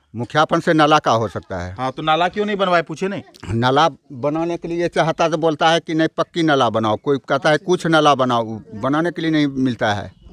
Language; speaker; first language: Hindi; native; Hindi